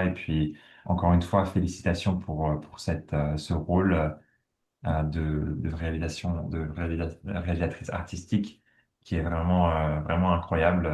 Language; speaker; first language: French; native; French